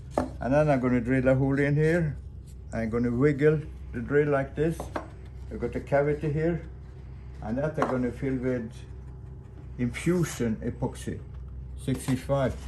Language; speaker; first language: English; non-native, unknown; Swedish